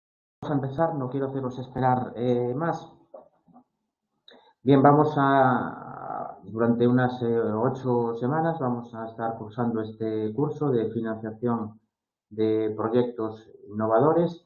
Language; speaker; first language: Spanish; native; Spanish